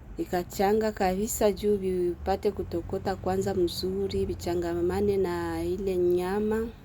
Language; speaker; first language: Swahili; native; Swahili